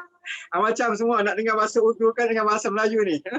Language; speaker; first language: Malay; native; Malay